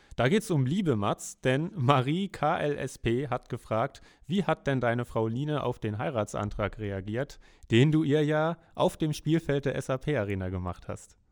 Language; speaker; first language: German; native; German